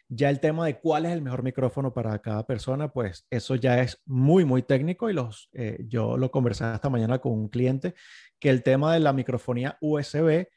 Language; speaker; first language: Spanish; native; Spanish